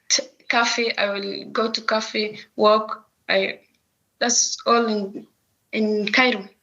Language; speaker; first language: English; non-native, local second language; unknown